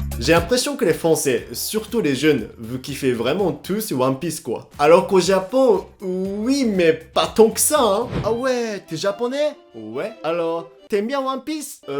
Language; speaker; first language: French; non-native, fluent; Japanese